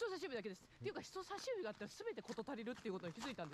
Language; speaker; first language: Japanese; native; Japanese